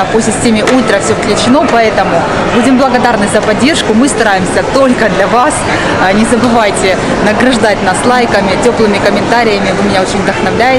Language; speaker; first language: Russian; native; Russian